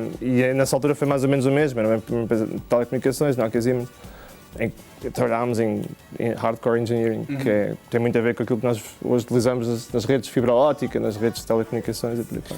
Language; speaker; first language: Portuguese; native; Portuguese